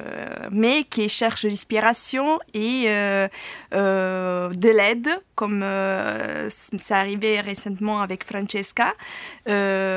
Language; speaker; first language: French; non-native, fluent; Italian